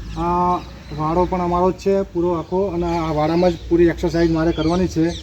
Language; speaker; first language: Gujarati; native; Gujarati